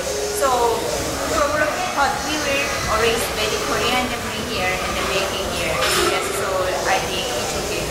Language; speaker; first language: English; non-native, learner; Korean